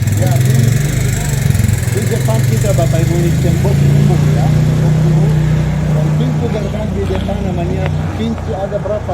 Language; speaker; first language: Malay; non-native, fluent; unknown